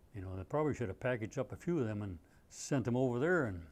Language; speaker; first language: English; native; English